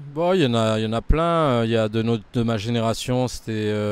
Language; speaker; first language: French; native; French